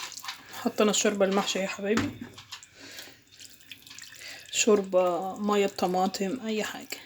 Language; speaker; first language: Arabic; native; Arabic